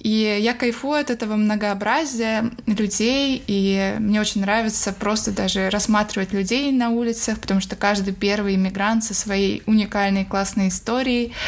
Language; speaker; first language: Russian; native; Russian